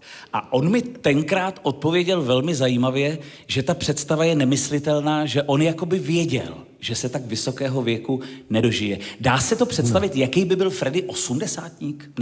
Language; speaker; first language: Czech; native; Czech